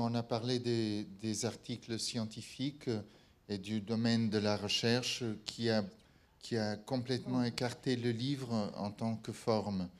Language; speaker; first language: French; non-native, fluent; Portuguese